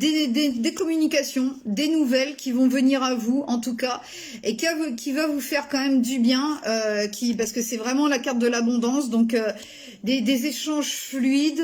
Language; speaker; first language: French; native; French